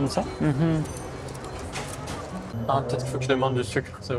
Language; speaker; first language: French; native; French